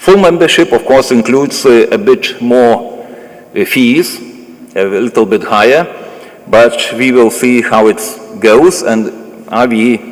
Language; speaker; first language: English; non-native, fluent; Lithuanian